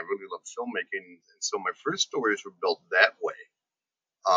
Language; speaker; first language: English; native; English